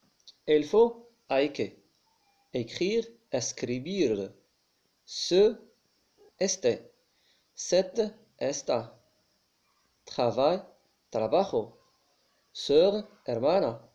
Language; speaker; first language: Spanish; non-native, fluent; Arabic